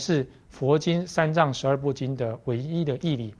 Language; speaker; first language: Chinese; native; Chinese